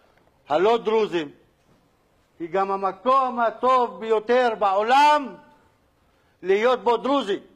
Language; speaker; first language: Hebrew; non-native, local second language; Arabic